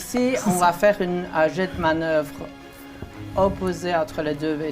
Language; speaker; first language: French; native; French